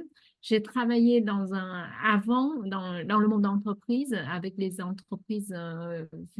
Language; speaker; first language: French; non-native, fluent; Vietnamese